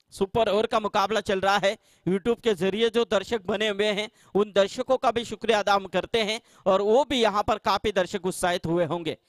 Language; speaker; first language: Hindi; non-native, local second language; Marathi